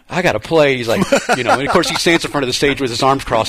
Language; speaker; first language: English; native; English